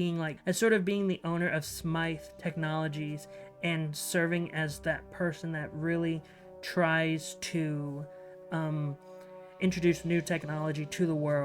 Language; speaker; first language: English; native; English